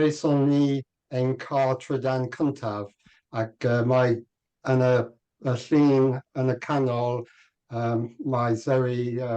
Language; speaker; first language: Welsh; non-native, learner; English